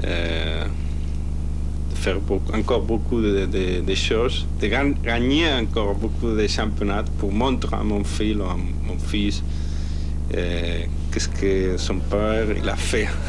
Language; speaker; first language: French; non-native, learner; Spanish